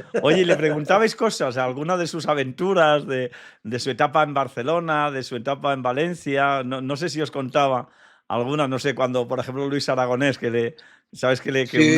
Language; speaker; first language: Spanish; native; Spanish